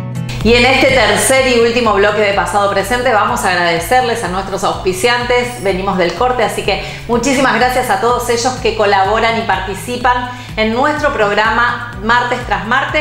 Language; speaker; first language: Spanish; native; Spanish